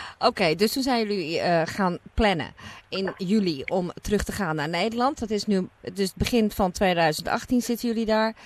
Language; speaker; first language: Dutch; native; Dutch